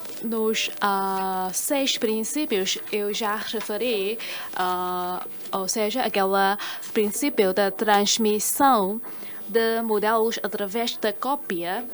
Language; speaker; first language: Portuguese; non-native, fluent; Chinese